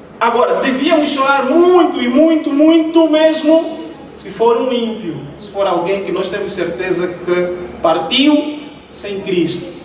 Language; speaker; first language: Portuguese; native; Portuguese